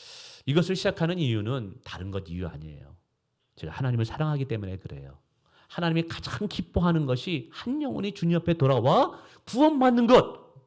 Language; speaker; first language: Korean; native; Korean